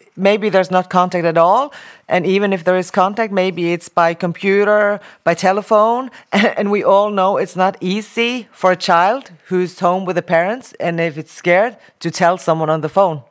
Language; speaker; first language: English; non-native, fluent; Norwegian